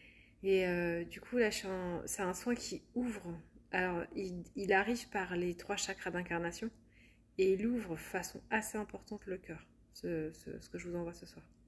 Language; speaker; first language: French; native; French